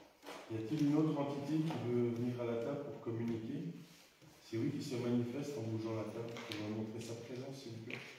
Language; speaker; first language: French; native; French